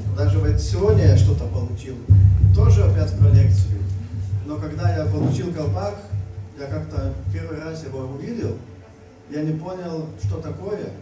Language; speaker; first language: Russian; non-native, fluent; Lithuanian